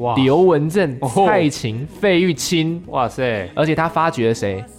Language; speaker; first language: Chinese; native; Chinese